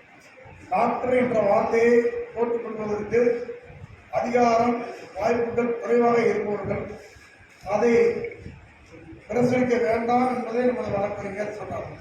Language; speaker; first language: Tamil; native; Tamil